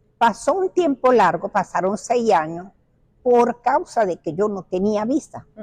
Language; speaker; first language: Spanish; native; Spanish